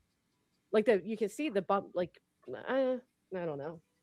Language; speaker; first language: English; native; English